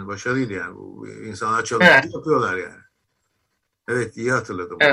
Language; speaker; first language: Turkish; native; Turkish